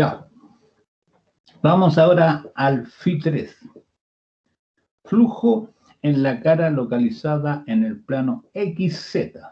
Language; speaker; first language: Spanish; native; Spanish